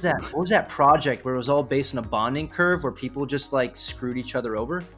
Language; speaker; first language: English; native; English